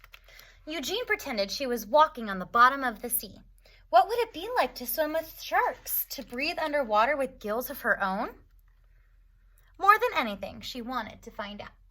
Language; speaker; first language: English; native; English